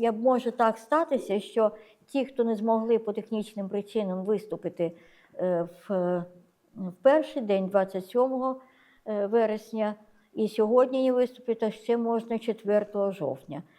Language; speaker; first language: Ukrainian; native; Ukrainian